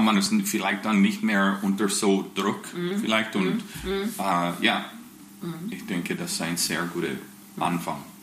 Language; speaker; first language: German; non-native, fluent; English